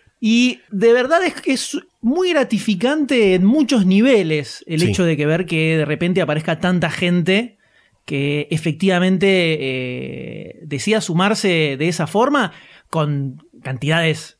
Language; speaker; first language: Spanish; native; Spanish